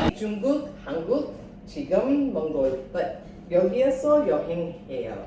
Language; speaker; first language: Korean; non-native, learner; English